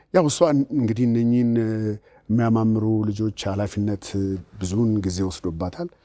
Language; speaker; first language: Amharic; native; Amharic